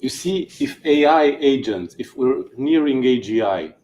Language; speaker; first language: English; non-native, fluent; Romanian